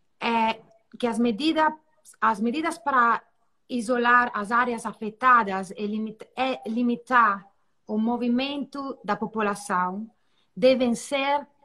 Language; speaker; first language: Portuguese; non-native, learner; Italian